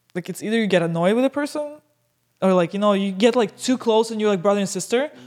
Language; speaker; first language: English; non-native, fluent; Russian